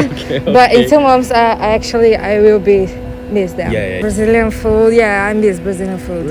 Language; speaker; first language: English; non-native, learner; Portuguese